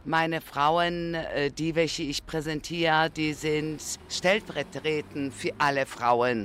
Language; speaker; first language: German; non-native, fluent; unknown